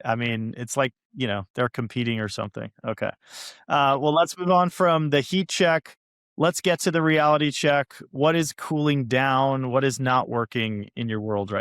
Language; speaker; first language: English; native; English